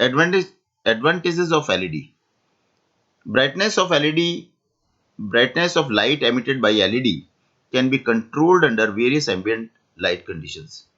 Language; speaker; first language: English; non-native, local second language; Hindi